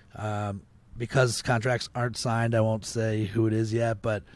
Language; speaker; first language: English; native; English